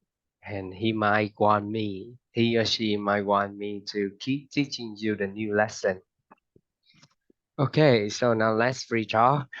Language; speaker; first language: English; non-native, fluent; Vietnamese